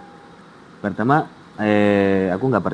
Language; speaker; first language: Indonesian; non-native, fluent; Spanish